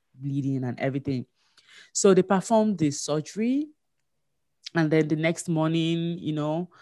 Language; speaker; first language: English; non-native, local second language; Yoruba